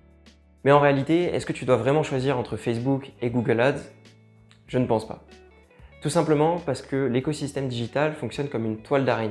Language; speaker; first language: French; native; French